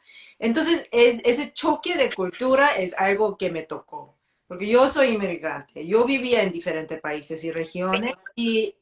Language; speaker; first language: Spanish; non-native, fluent; Korean